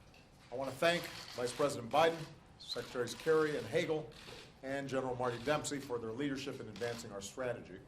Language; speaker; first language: English; native; English